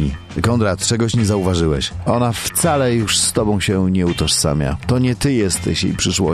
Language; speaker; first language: Polish; native; Polish